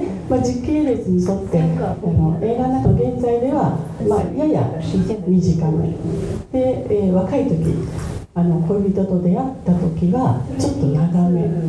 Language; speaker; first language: Japanese; native; Japanese